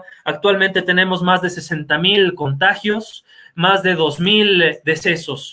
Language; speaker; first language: Spanish; native; Spanish